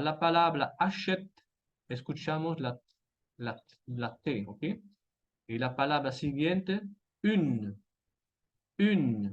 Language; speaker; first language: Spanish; non-native, fluent; French